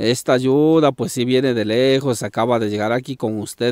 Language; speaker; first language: Spanish; native; Spanish